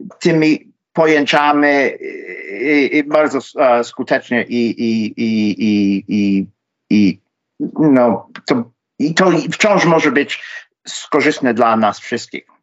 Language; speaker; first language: Polish; non-native, fluent; English